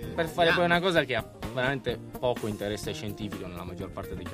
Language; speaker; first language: Italian; native; Italian